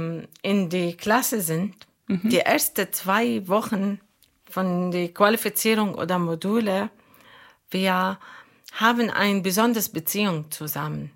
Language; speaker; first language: German; non-native, learner; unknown